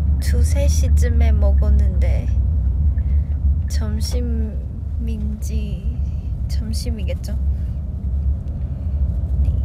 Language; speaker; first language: Korean; non-native, fluent; Chinese